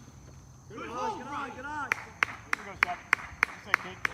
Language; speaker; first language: English; native; English